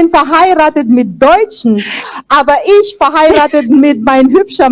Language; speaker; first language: German; non-native, fluent; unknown